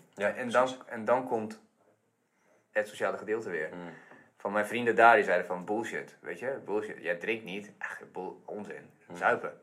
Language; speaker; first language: Dutch; native; Dutch